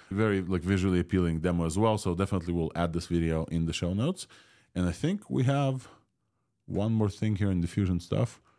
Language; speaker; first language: English; non-native, fluent; Russian